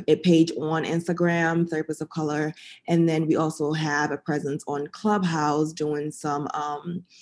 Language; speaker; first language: English; early bilingual, other home language; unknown